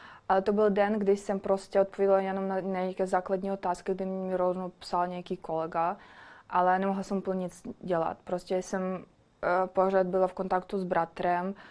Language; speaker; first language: Czech; non-native, fluent; Ukrainian